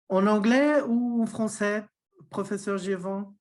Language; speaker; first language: French; non-native, fluent; Portuguese